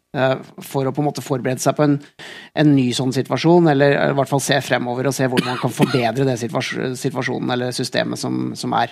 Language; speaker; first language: Norwegian; native; Norwegian